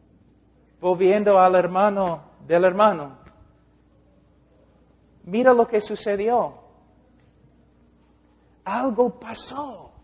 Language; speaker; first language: Spanish; non-native, fluent; English